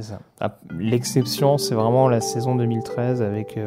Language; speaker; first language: French; native; French